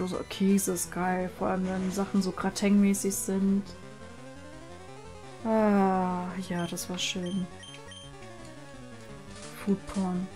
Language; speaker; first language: German; native; German